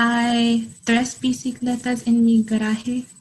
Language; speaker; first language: Spanish; non-native, learner; English